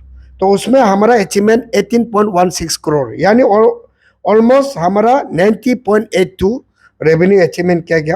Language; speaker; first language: Hindi; non-native, local second language; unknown